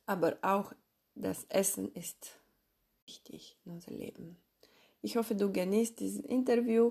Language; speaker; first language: German; non-native, fluent; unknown